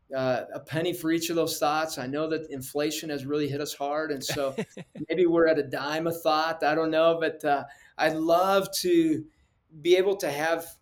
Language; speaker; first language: English; early bilingual, other home language; Spanish